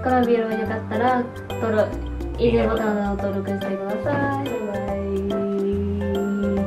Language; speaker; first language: Japanese; non-native, learner; Vietnamese